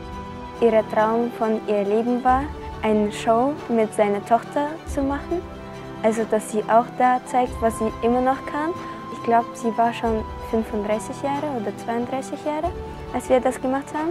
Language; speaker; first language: German; non-native, fluent; Russian